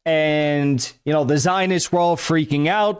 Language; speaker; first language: English; native; English